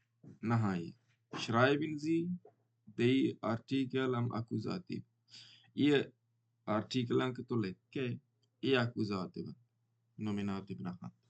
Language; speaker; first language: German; non-native, learner; Baluchi